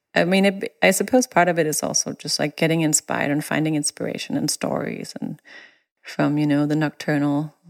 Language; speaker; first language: English; non-native, fluent; Danish